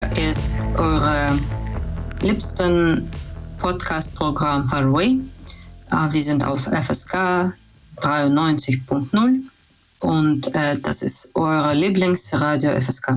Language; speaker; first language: German; non-native, learner; Russian